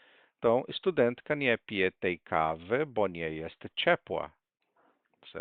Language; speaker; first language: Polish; non-native, fluent; Portuguese